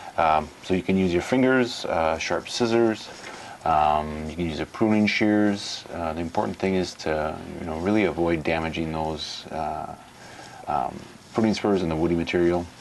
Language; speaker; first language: English; native; English